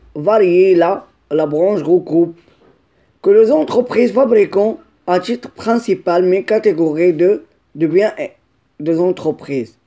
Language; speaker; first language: French; non-native, local second language; Arabic